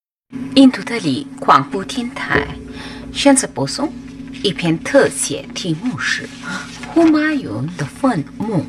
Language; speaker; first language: Chinese; non-native, fluent; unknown